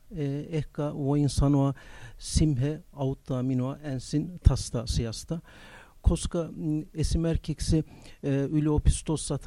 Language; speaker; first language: Finnish; non-native, learner; Turkish